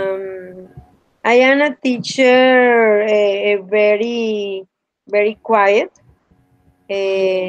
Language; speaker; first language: English; non-native, learner; Spanish